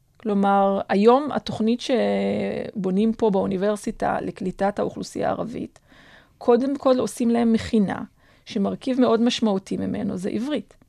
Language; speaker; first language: Hebrew; non-native, local second language; Adyghe